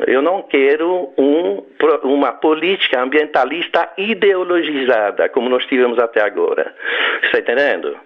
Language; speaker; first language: Portuguese; non-native, fluent; French